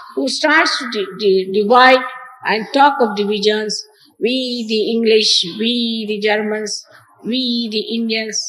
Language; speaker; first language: English; non-native, local second language; Marathi